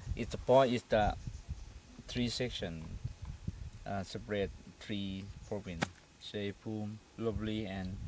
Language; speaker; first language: English; non-native, learner; Thai